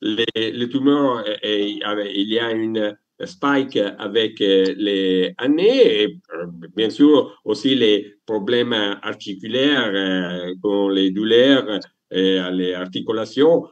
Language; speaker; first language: French; non-native, learner; Italian